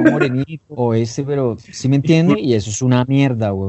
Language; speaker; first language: Spanish; native; Spanish